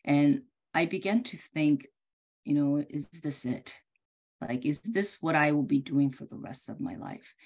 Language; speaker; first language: English; early bilingual, other home language; Korean